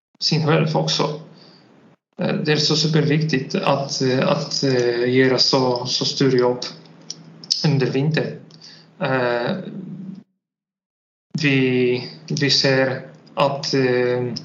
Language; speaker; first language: Swedish; non-native, learner; Polish